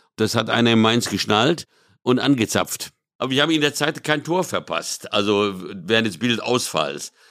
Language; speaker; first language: German; early bilingual, other home language; Portuguese